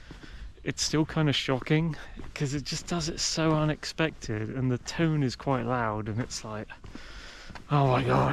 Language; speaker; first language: English; native; English